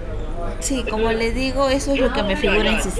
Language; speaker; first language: Spanish; native; Spanish